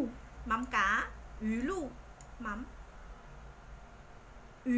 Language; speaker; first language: Chinese; non-native, fluent; Vietnamese